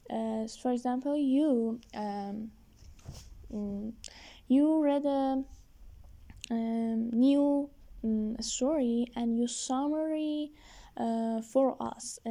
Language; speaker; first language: English; non-native, learner; Persian